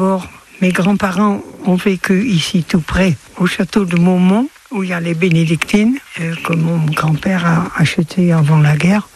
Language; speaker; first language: French; non-native, fluent; Dutch